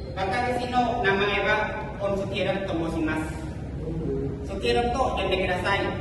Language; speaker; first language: Japanese; non-native, learner; Khmer